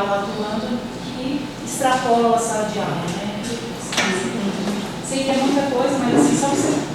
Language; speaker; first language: Portuguese; native; Portuguese